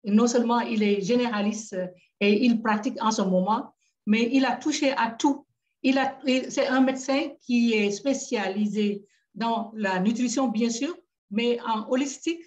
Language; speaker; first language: French; native; French